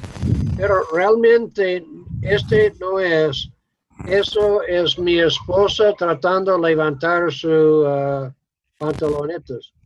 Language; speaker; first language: Spanish; non-native, fluent; English